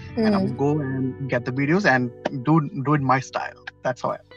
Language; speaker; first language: English; non-native, local second language; Malayalam